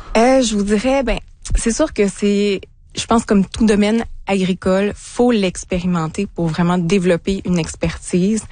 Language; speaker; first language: French; native; French